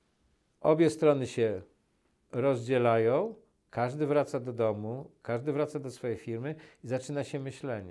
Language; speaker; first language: Polish; native; Polish